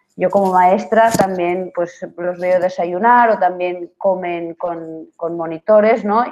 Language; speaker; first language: Spanish; non-native, local second language; Catalan